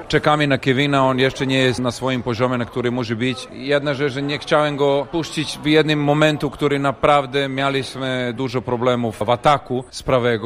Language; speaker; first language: Polish; non-native, fluent; Serbian